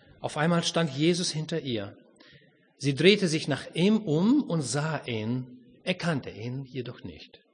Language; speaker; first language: German; non-native, fluent; Romanian